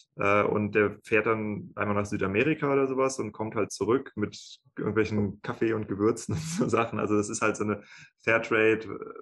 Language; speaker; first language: German; native; German